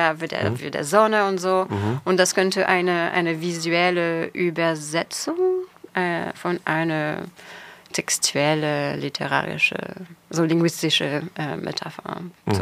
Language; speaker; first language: German; non-native, fluent; French